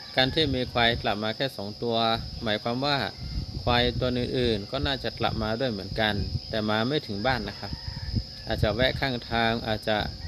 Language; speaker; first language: Thai; non-native, local second language; Karen languages